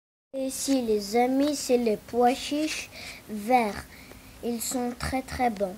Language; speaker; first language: French; non-native, local second language; Arabic